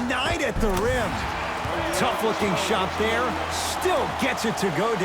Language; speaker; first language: English; native; English